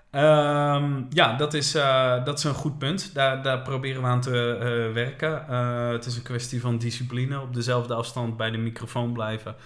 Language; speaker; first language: Dutch; native; Dutch